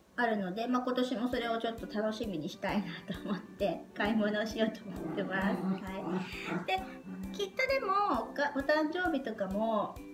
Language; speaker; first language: Japanese; native; Japanese